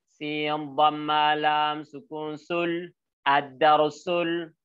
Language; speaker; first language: Arabic; non-native, learner; Oromo